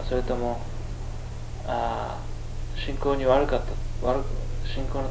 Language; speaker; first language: Japanese; early bilingual, heritage; Japanese